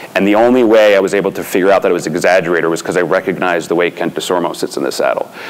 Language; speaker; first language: English; native; English